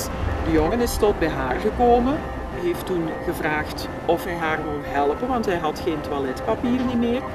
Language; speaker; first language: Dutch; native; Dutch